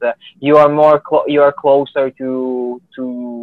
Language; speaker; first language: English; non-native, fluent; Filipino